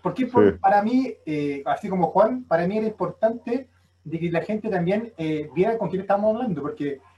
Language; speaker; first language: Spanish; native; Spanish